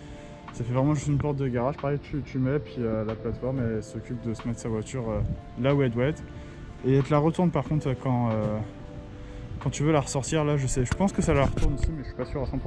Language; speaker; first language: French; native; French